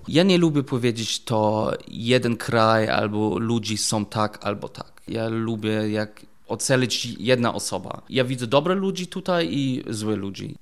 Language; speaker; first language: Polish; non-native, learner; German